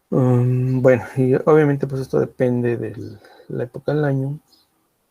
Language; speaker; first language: Spanish; native; Spanish